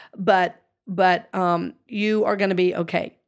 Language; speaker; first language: English; native; English